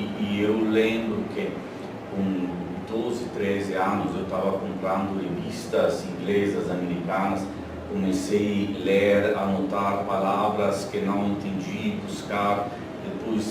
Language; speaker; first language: Portuguese; non-native, fluent; Slovenian